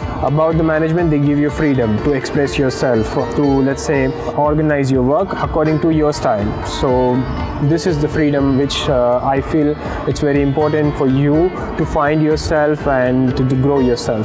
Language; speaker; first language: English; non-native, local second language; Hindi